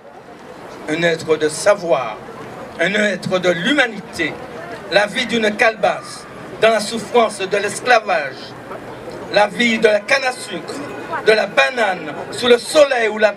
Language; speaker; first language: French; native; French